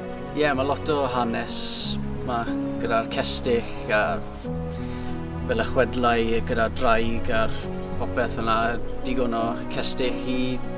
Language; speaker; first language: Welsh; non-native, local second language; English